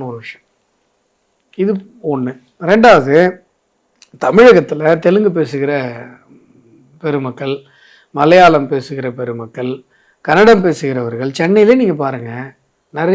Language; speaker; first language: Tamil; native; Tamil